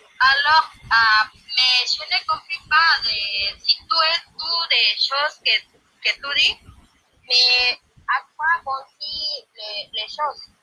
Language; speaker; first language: Spanish; non-native, learner; French